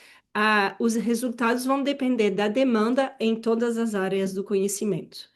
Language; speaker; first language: Portuguese; non-native, fluent; French